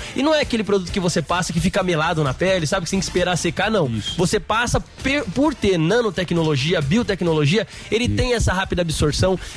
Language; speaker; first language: Portuguese; native; Portuguese